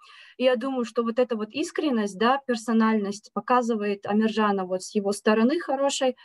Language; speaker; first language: Russian; native; Russian